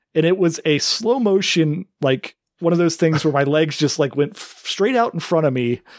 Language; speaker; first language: English; native; English